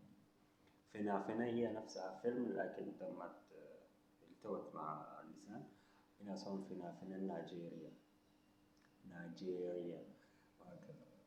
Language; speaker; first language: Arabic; non-native, local second language; Hausa